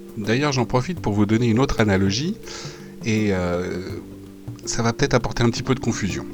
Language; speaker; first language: French; native; French